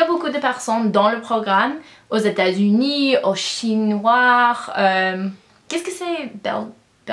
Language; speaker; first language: French; non-native, learner; English